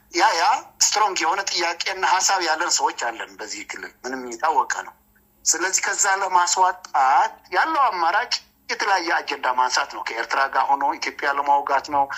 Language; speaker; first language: Amharic; non-native, local second language; Tigrinya